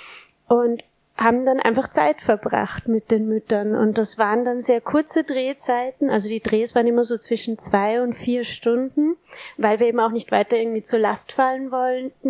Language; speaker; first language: German; native; German